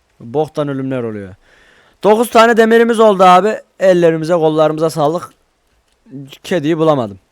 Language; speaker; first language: Turkish; native; Turkish